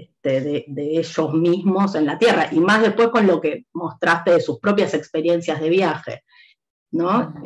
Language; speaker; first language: Spanish; native; Spanish